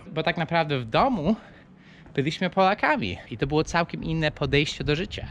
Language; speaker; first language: Polish; early bilingual, heritage; English